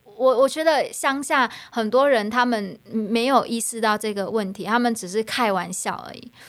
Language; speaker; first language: Chinese; non-native, fluent; Vietnamese